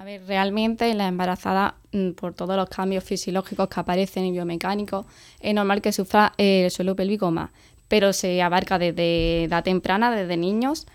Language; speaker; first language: Spanish; native; Spanish